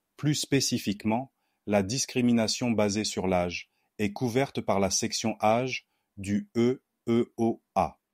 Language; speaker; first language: French; non-native, local second language; Haitian Creole